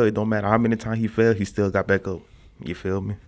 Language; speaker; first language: English; native; English